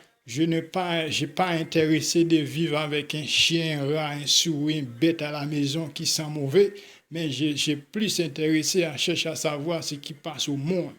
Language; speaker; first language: French; non-native, local second language; Haitian Creole